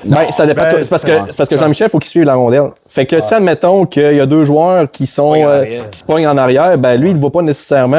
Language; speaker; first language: French; native; French